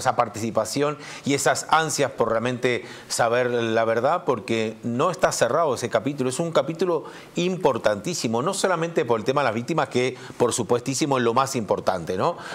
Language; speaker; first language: Spanish; native; Spanish